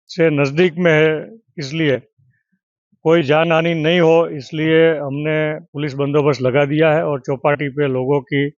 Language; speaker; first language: Hindi; non-native, local second language; Gujarati